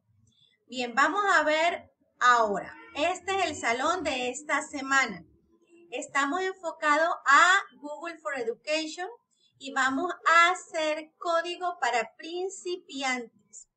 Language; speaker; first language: Spanish; native; Spanish